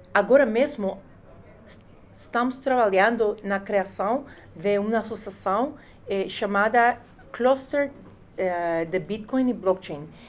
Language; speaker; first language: Portuguese; non-native, fluent; Spanish